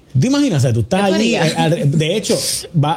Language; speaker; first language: Spanish; native; Spanish